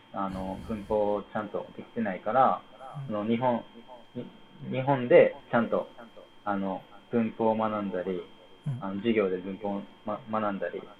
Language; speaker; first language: Japanese; native; Japanese